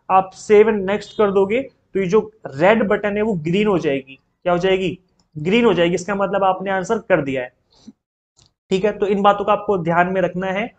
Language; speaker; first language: Hindi; native; Hindi